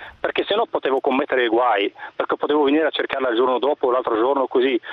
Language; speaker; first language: Italian; non-native, fluent; Arabic